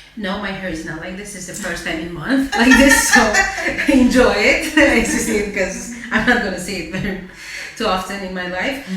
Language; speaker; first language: English; non-native, fluent; Romanian